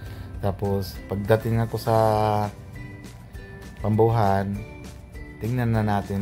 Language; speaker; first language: Filipino; non-native, learner; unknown